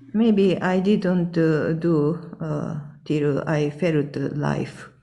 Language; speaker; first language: English; non-native, learner; Japanese